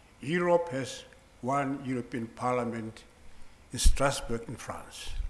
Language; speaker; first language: English; non-native, local second language; Southern Sotho